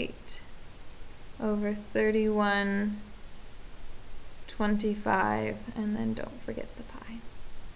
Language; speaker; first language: English; native; English